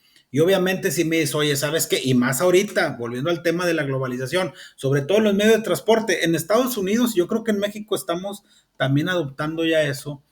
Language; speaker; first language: Spanish; native; Spanish